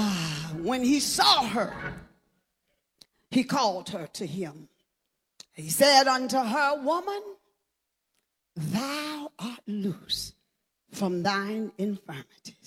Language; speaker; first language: English; native; English